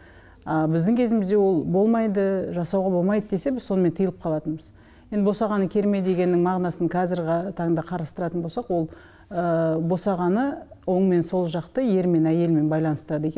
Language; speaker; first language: Kazakh; native; Kazakh